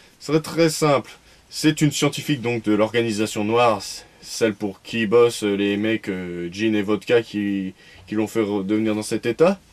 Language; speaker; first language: French; native; French